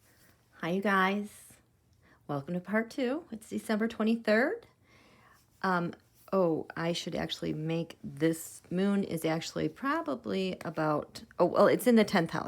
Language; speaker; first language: English; native; English